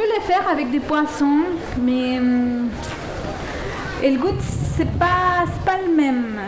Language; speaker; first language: French; non-native, fluent; Spanish